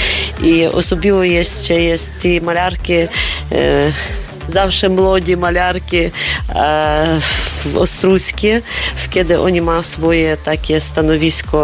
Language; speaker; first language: Polish; non-native, learner; Ukrainian